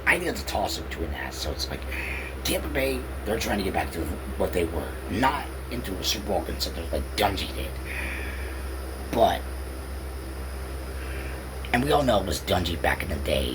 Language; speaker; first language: English; native; English